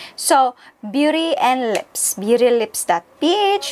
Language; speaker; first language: English; non-native, local second language; Filipino